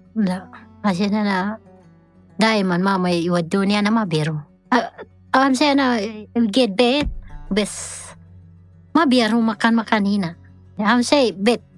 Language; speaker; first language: Arabic; non-native, learner; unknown